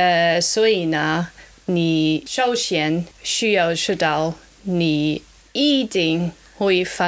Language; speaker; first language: Chinese; non-native, fluent; German